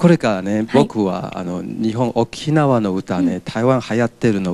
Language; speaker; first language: Japanese; non-native, learner; Min Nan Chinese